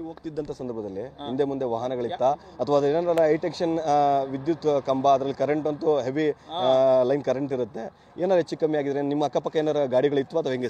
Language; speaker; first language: Kannada; native; Kannada